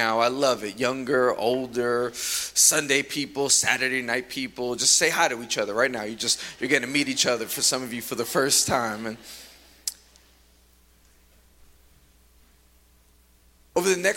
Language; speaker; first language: English; native; English